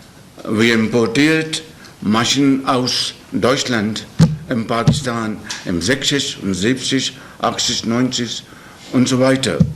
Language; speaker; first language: German; non-native, learner; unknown